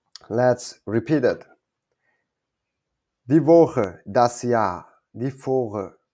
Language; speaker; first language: German; non-native, learner; Kurdish